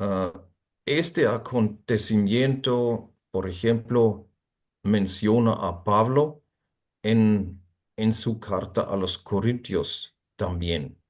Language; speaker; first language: Spanish; non-native, fluent; German